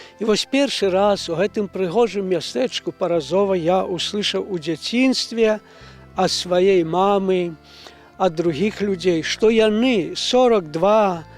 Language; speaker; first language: Belarusian; native; Belarusian